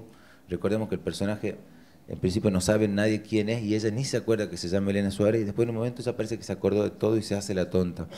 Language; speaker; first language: Spanish; native; Spanish